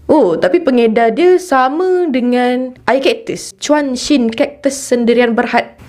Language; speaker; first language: Malay; native; Malay